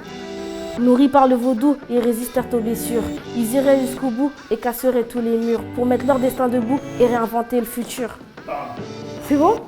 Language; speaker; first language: French; early bilingual, other home language; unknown